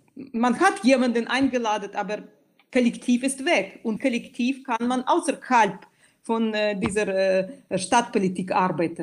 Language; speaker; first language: German; non-native, fluent; Belarusian